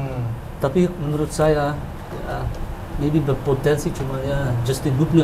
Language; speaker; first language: Indonesian; early bilingual, heritage; Dutch